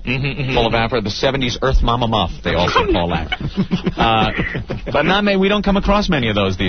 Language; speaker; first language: English; native; English